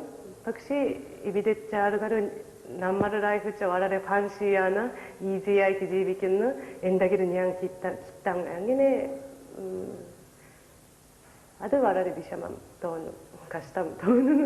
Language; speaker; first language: Malayalam; non-native, learner; Japanese